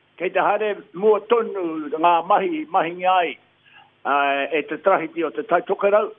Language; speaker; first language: Māori; native; Māori